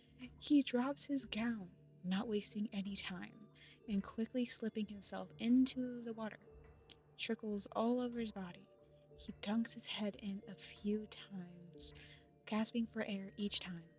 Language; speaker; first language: English; native; English